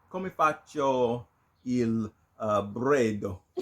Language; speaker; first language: Italian; non-native, learner; English